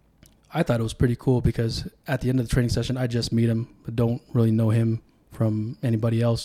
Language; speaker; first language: English; early bilingual, other home language; Tongan